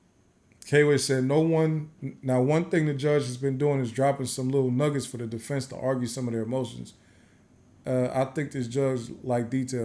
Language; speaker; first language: English; native; English